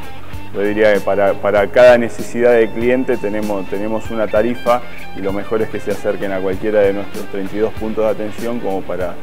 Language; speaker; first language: Spanish; native; Spanish